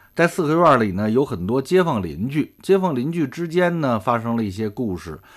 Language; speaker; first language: Chinese; native; Chinese